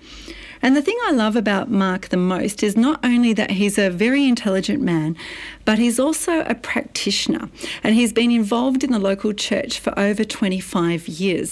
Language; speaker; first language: English; native; English